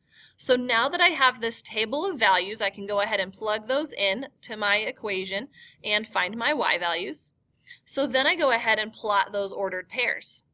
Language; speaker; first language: English; native; English